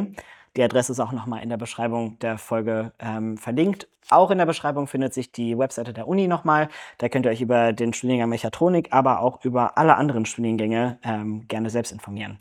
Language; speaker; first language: German; native; German